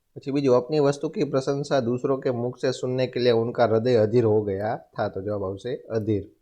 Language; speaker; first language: Hindi; non-native, local second language; Gujarati